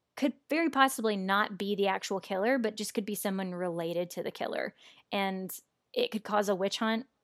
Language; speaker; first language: English; native; English